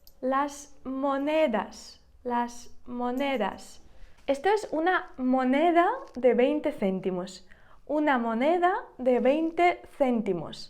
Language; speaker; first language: Spanish; non-native, fluent; Ukrainian